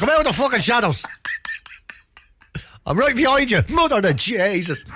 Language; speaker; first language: English; native; English